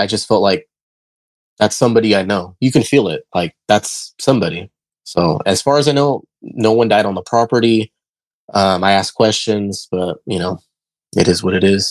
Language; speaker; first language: English; native; English